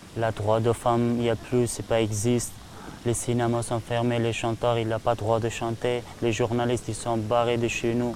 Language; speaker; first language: French; non-native, learner; Persian